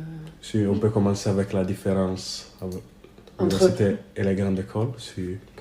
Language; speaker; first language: French; non-native, learner; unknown